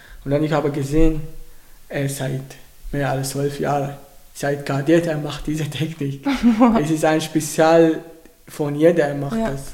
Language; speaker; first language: German; non-native, learner; Arabic